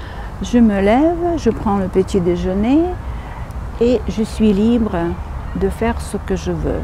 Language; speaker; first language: French; non-native, fluent; Ukrainian